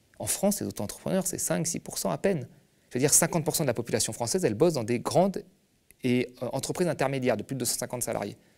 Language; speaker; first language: French; native; French